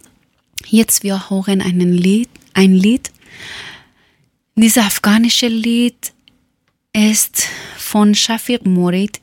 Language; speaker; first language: German; non-native, learner; Persian